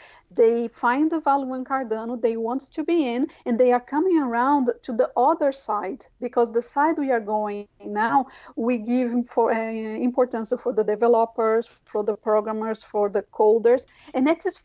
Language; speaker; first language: English; non-native, fluent; Portuguese